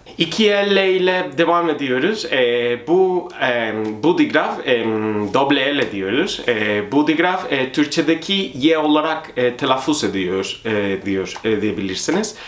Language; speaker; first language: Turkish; non-native, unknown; Spanish